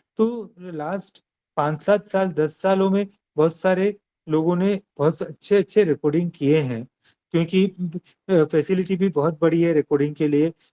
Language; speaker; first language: Hindi; non-native, local second language; Gujarati